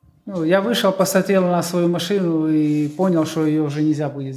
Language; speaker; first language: Polish; non-native, learner; Russian